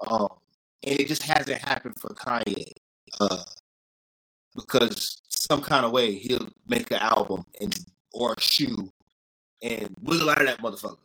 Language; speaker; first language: English; native; English